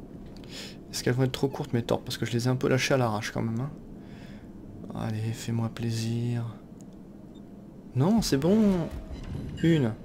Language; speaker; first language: French; native; French